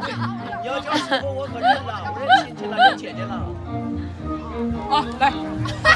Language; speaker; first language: Chinese; native; Chinese